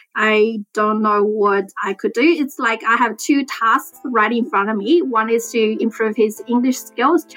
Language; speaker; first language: English; non-native, fluent; Chinese